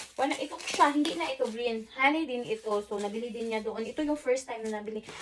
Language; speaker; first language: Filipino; non-native, local second language; Cebuano